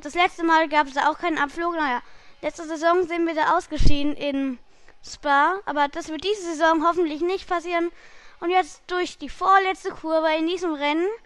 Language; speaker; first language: German; native; German